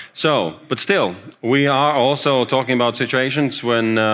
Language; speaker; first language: English; non-native, fluent; Latvian